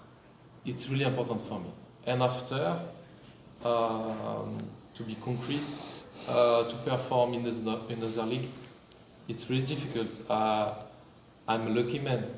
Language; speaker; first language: English; non-native, fluent; French